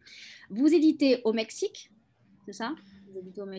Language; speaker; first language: French; native; French